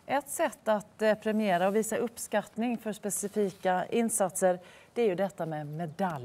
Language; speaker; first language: Swedish; native; Swedish